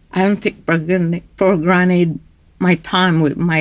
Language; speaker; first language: English; non-native, local second language; Cebuano